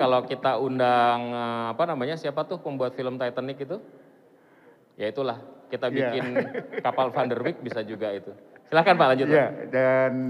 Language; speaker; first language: Indonesian; native; Indonesian